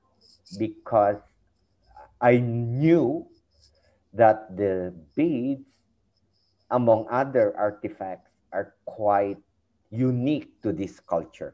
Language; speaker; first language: English; non-native, local second language; Iloko